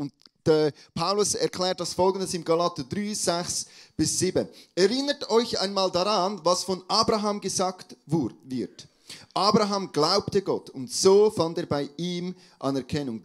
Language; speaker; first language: German; native; German